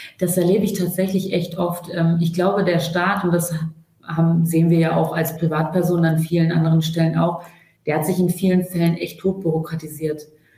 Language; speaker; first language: German; early bilingual, other home language; Turkish